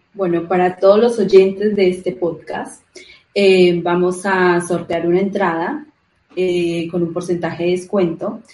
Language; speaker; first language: Spanish; native; Spanish